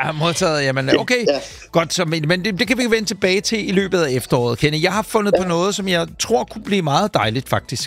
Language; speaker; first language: Danish; native; Danish